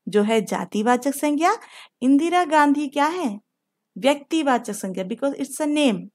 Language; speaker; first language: Hindi; non-native, local second language; Telugu